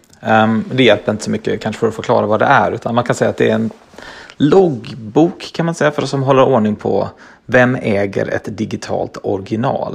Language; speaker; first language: Swedish; native; Swedish